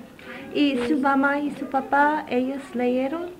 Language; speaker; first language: Spanish; non-native, fluent; English